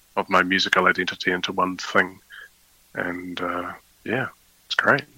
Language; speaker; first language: English; native; English